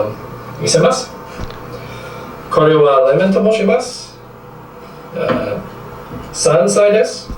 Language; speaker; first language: Japanese; non-native, learner; English